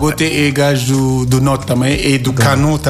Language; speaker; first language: Portuguese; non-native, learner; Yoruba